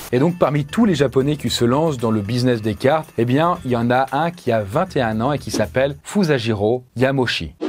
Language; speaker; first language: French; native; French